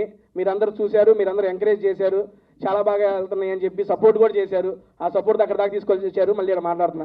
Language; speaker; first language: Telugu; native; Telugu